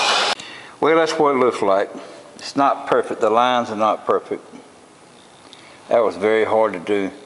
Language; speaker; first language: English; native; English